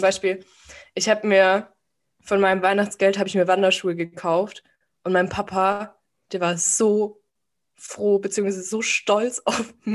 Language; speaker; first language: German; native; German